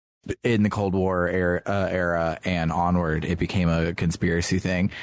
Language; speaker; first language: English; native; English